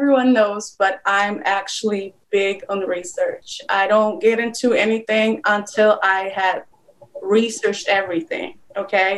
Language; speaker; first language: English; non-native, fluent; Polish